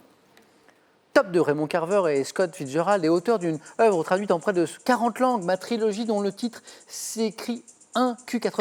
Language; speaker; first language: French; native; French